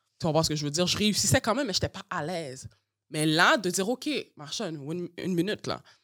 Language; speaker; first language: French; early bilingual, other home language; Haitian Creole